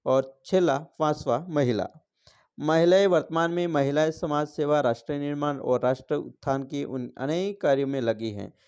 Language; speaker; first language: Hindi; non-native, local second language; Gujarati